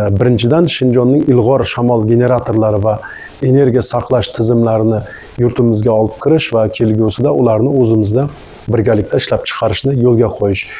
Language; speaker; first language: Uzbek; non-native, local second language; Kara-Kalpak